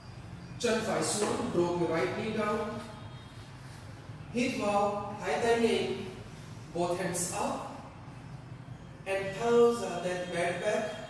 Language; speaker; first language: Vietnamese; non-native, learner; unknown